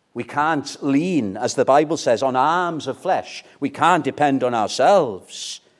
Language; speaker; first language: English; native; English